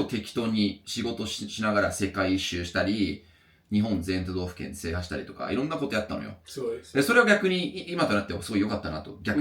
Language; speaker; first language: Japanese; non-native, fluent; English